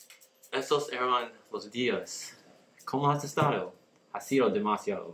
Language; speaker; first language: Spanish; non-native, learner; English